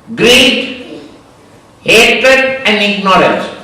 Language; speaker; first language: English; non-native, local second language; Sinhala